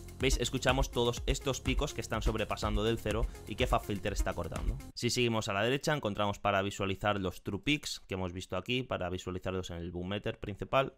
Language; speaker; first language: Spanish; native; Spanish